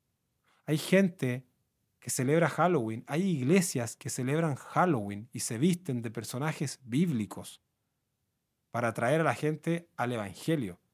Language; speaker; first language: Spanish; native; Spanish